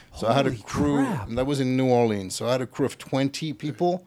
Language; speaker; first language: English; early bilingual, other home language; French